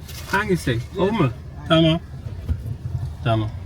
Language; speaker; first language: Turkish; non-native, learner; English